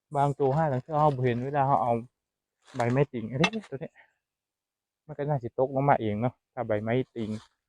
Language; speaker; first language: Thai; native; Thai